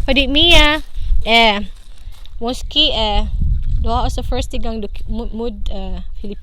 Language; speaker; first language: Danish; non-native, learner; Cebuano